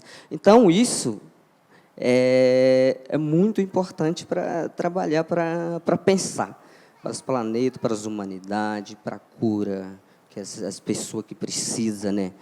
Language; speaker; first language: Portuguese; non-native, local second language; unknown